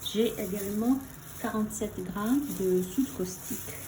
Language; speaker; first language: French; non-native, local second language; Arabic